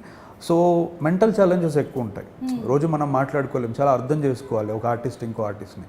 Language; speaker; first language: Telugu; native; Telugu